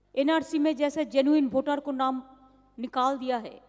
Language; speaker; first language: Hindi; non-native, local second language; Bangla